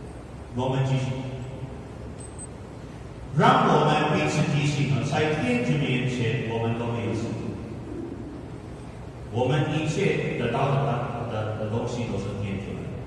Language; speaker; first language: Chinese; non-native, fluent; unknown